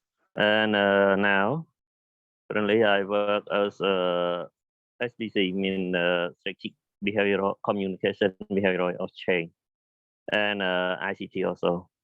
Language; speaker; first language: English; non-native, learner; Khmer